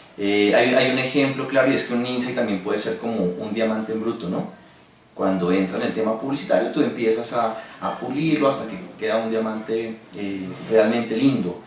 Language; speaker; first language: Spanish; native; Spanish